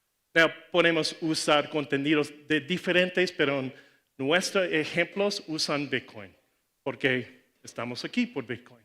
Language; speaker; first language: Spanish; non-native, learner; English